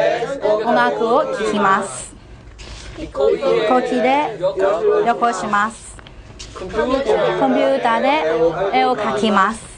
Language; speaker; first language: Japanese; non-native, fluent; Burmese